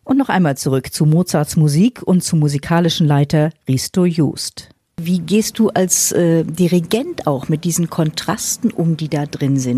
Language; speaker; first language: German; native; German